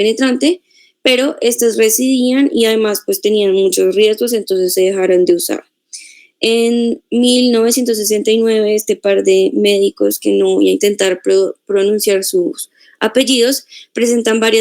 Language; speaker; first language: Spanish; native; Spanish